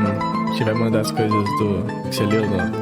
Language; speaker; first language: Portuguese; native; Portuguese